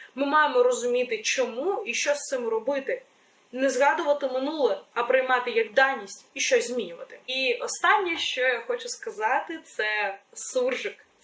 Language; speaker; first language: Ukrainian; non-native, local second language; Russian